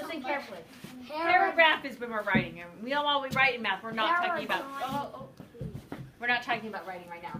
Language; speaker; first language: English; native; English